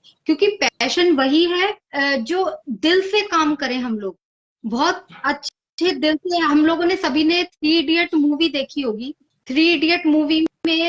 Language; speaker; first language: Hindi; native; Hindi